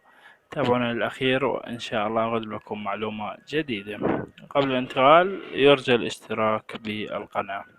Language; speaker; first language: Arabic; native; Arabic